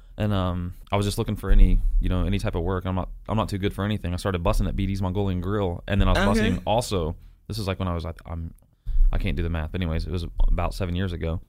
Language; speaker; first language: English; native; English